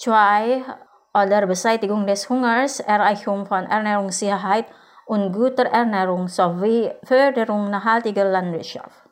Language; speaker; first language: German; non-native, fluent; Indonesian